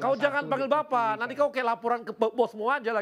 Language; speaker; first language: Indonesian; native; Indonesian